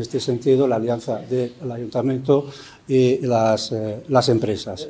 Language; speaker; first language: Spanish; native; Spanish